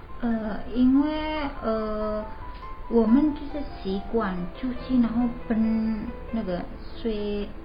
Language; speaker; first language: Chinese; non-native, learner; Indonesian